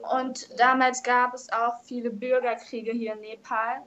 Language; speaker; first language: German; native; German